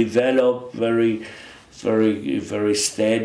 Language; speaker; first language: English; non-native, fluent; Polish